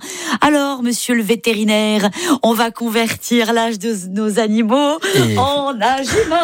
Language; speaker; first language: French; native; French